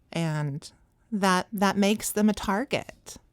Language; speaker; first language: English; native; English